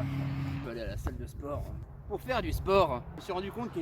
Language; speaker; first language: French; native; French